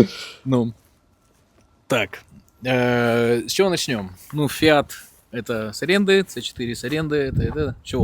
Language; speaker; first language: Russian; native; Russian